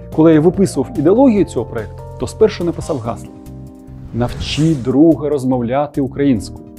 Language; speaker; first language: Ukrainian; native; Ukrainian